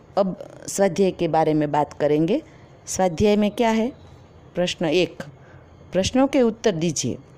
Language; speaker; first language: Hindi; non-native, local second language; Gujarati